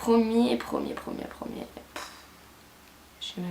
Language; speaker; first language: French; native; French